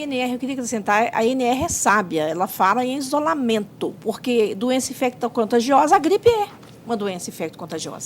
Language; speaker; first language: Portuguese; native; Portuguese